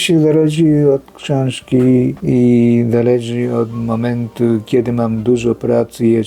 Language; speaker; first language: Polish; non-native, fluent; Japanese